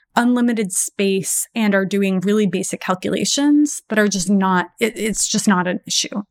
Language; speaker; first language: English; native; English